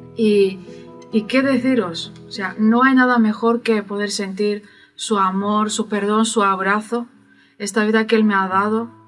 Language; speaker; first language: Spanish; non-native, fluent; Bulgarian